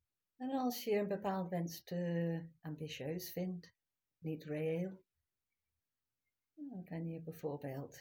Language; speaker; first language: Dutch; non-native, fluent; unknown